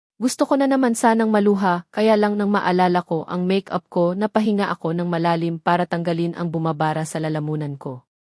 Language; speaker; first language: Filipino; native; Filipino